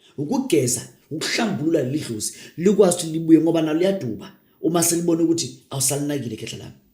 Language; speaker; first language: Zulu; non-native, local second language; Northern Sotho